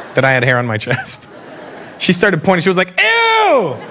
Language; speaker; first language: English; native; English